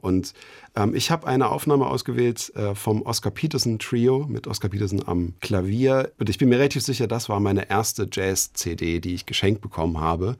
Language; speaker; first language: German; native; German